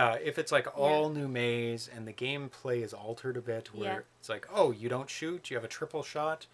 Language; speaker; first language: English; native; English